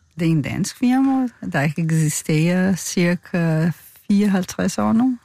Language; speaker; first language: Danish; non-native, fluent; Portuguese